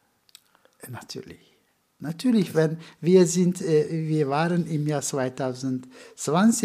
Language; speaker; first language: German; non-native, fluent; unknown